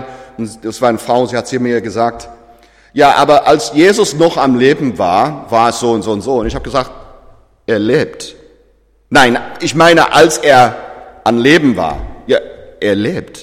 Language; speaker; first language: German; non-native, fluent; English